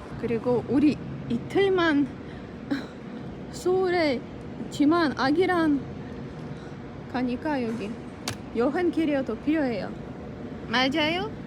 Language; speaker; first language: Korean; non-native, learner; Ukrainian